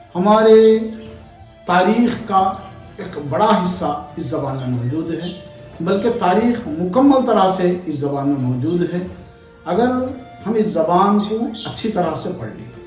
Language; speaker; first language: Urdu; native; Urdu